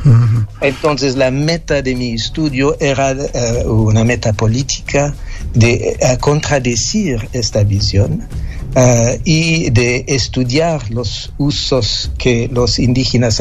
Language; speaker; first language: Spanish; non-native, fluent; French